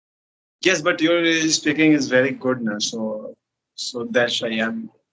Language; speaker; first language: English; non-native, learner; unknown